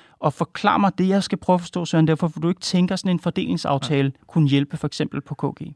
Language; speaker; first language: Danish; native; Danish